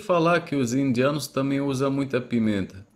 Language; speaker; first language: Portuguese; non-native, fluent; Arabic